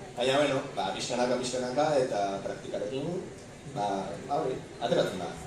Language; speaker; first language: Basque; non-native, local second language; Spanish